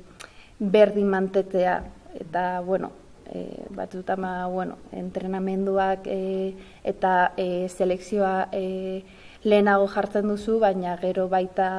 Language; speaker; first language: Basque; non-native, local second language; Spanish